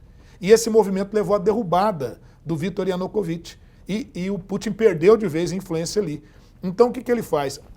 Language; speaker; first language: Portuguese; native; Portuguese